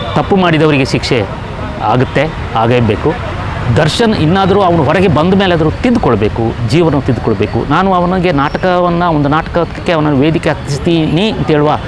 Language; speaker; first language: Kannada; native; Kannada